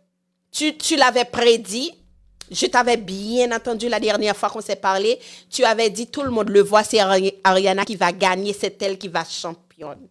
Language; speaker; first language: French; non-native, local second language; Haitian Creole